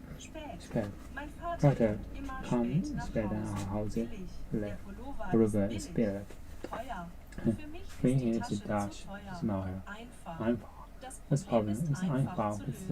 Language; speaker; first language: German; non-native, learner; Japanese